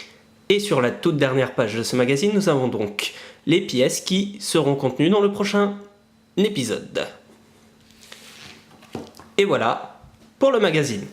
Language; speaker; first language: French; native; French